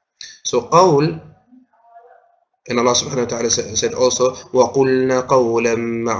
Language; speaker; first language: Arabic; non-native, fluent; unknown